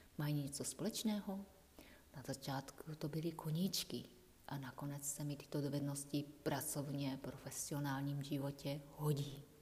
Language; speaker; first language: Czech; non-native, fluent; Japanese